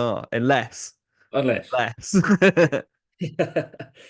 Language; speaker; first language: English; native; English